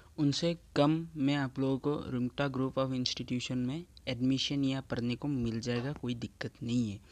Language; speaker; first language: Hindi; non-native, local second language; Assamese